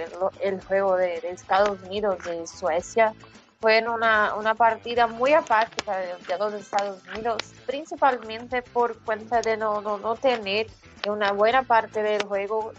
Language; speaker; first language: Spanish; non-native, fluent; Portuguese